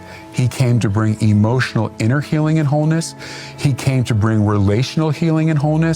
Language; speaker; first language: English; native; English